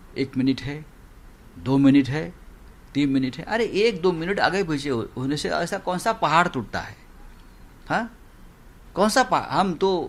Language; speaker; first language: Hindi; non-native, local second language; Marathi